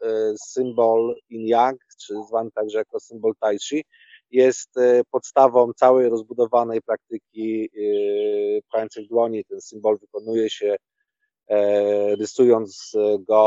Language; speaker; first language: Polish; native; Polish